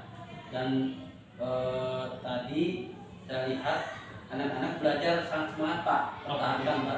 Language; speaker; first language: Indonesian; native; Indonesian